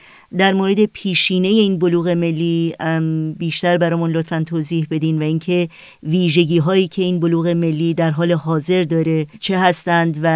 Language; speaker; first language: Persian; native; Persian